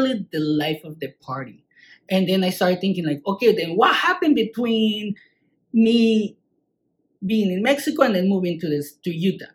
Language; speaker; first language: English; non-native, fluent; Spanish